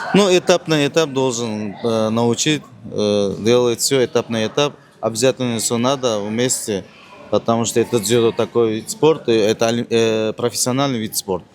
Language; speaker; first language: Russian; non-native, learner; Uzbek